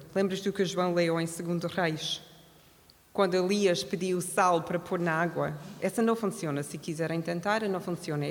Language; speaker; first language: Portuguese; non-native, fluent; English